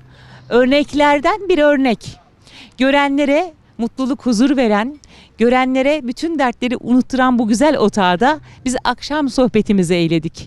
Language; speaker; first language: Turkish; native; Turkish